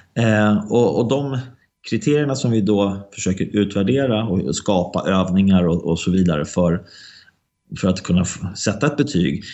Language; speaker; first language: Swedish; native; Swedish